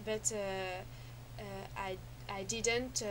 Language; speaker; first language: English; non-native, learner; French